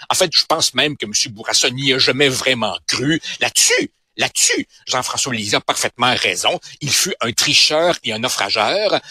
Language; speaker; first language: French; early bilingual, other home language; Spanish